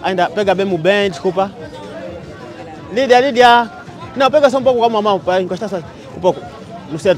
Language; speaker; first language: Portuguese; non-native, learner; Vietnamese